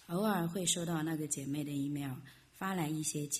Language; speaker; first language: Chinese; native; Chinese